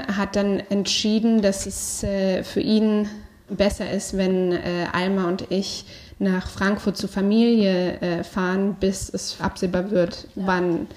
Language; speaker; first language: German; native; German